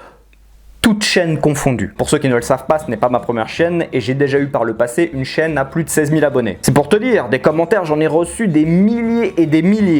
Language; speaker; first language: French; native; French